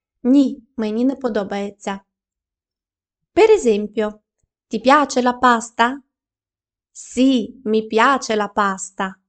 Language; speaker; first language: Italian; non-native, fluent; Ukrainian